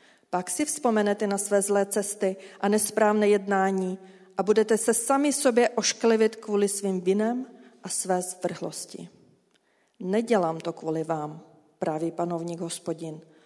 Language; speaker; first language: Czech; native; Czech